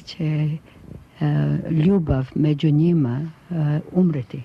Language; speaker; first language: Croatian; non-native, local second language; Albanian